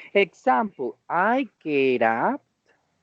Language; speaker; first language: English; non-native, learner; Spanish